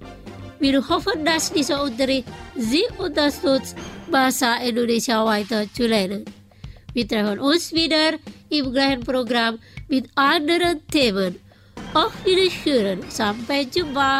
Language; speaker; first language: German; non-native, fluent; Indonesian